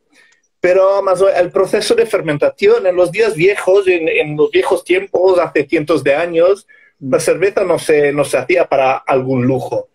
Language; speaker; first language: Spanish; non-native, fluent; English